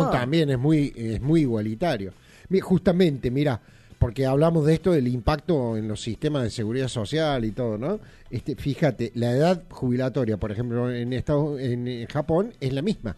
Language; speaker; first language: Spanish; native; Spanish